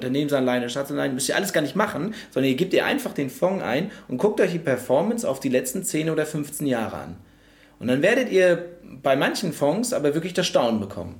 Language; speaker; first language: German; native; German